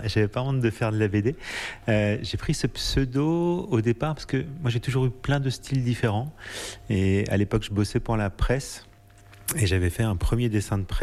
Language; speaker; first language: French; native; French